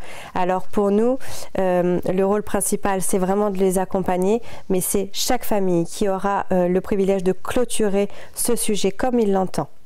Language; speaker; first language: French; native; French